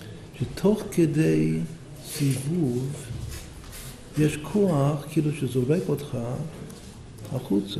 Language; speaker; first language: Hebrew; non-native, fluent; English